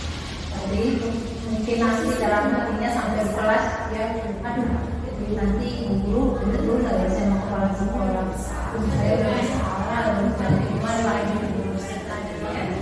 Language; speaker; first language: Indonesian; native; Indonesian